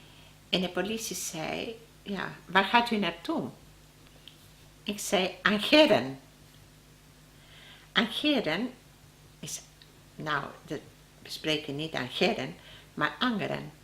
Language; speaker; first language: Dutch; non-native, learner; Spanish